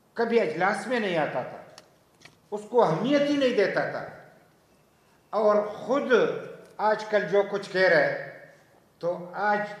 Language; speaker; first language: Urdu; non-native, local second language; Pashto